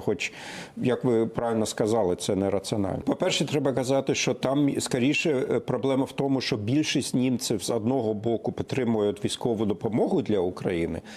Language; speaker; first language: Ukrainian; non-native, fluent; German